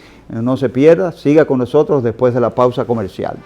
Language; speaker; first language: Spanish; native; Spanish